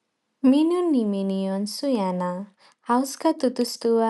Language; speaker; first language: Finnish; non-native, learner; Nepali